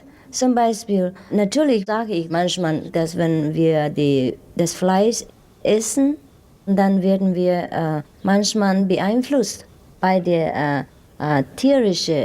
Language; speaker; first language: German; non-native, fluent; Vietnamese